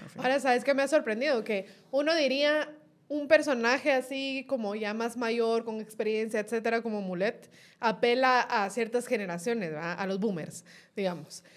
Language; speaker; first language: Spanish; native; Spanish